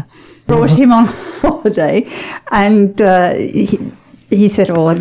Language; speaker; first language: English; native; English